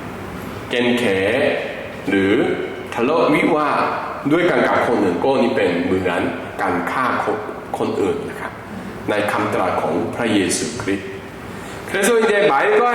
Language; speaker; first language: Thai; non-native, fluent; Korean